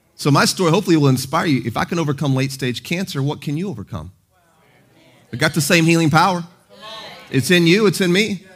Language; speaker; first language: English; native; English